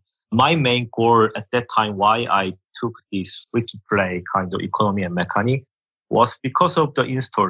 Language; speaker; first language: English; non-native, fluent; Korean